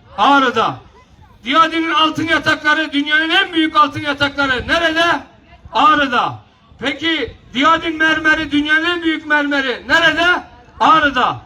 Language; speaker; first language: Turkish; non-native, local second language; Kurdish